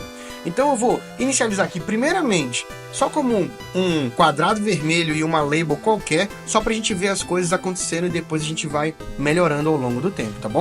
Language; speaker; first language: Portuguese; native; Portuguese